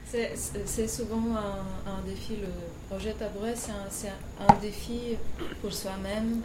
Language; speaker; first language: French; non-native, fluent; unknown